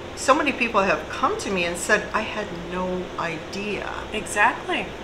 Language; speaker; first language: English; native; English